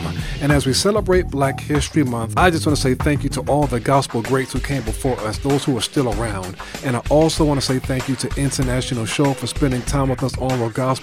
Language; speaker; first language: English; native; English